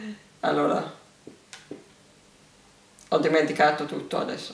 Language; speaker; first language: Italian; early bilingual, heritage; English